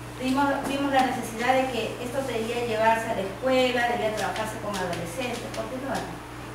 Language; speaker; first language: Spanish; native; Spanish